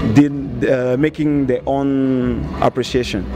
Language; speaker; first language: English; non-native, learner; Portuguese